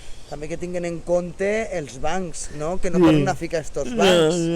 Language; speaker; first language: Catalan; native; Catalan